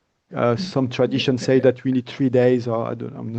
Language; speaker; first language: English; non-native, fluent; French